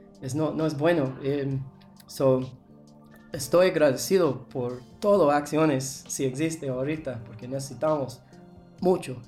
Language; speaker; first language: Spanish; non-native, learner; English